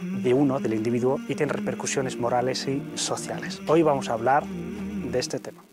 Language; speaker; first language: Spanish; native; Spanish